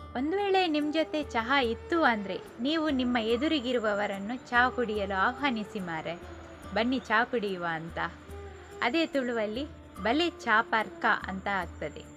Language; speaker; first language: Kannada; non-native, local second language; Tulu